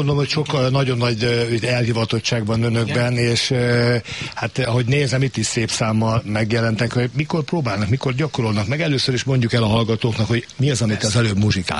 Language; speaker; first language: Hungarian; native; Hungarian